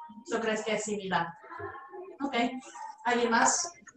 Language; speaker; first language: Spanish; early bilingual, heritage; Spanish